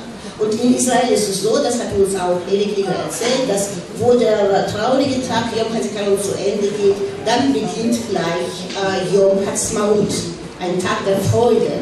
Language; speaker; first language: German; non-native, fluent; Russian